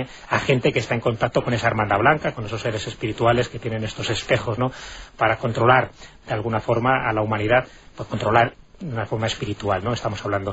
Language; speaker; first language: Spanish; native; Spanish